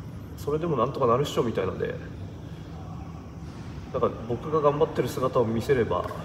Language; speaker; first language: Japanese; native; Japanese